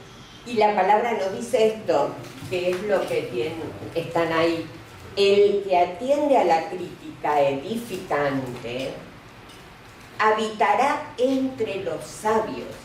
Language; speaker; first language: Spanish; native; Spanish